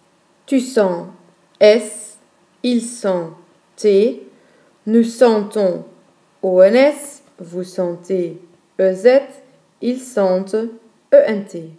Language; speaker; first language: French; non-native, fluent; Dutch